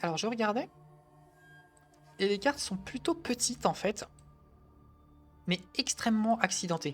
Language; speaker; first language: French; native; French